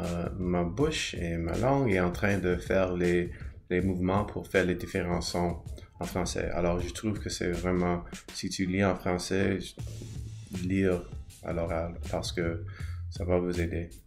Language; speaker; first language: French; non-native, learner; English